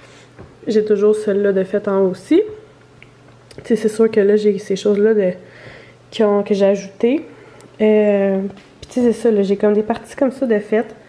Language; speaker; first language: French; native; French